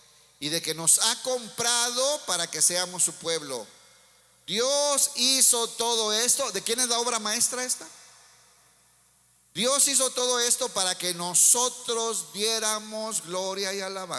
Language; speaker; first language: Spanish; native; Spanish